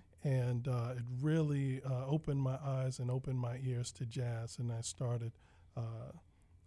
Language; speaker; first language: English; native; English